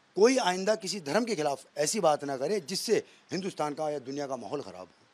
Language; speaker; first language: Hindi; native; Hindi